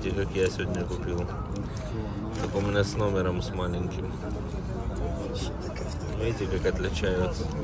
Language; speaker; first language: Russian; native; Russian